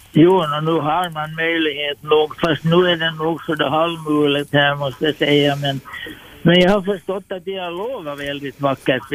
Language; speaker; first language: Swedish; native; Swedish